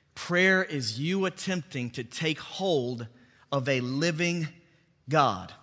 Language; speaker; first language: English; native; English